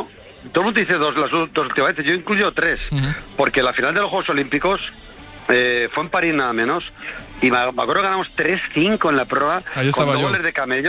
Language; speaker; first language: Spanish; native; Spanish